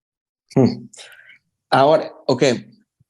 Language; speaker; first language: Spanish; non-native, fluent; English